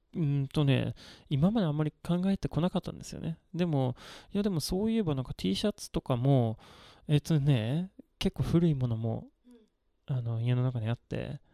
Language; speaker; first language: Japanese; non-native, fluent; Swedish